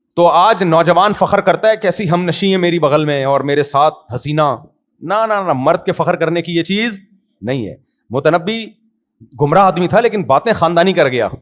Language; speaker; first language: Urdu; native; Urdu